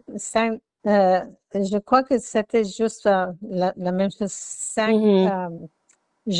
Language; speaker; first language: French; non-native, learner; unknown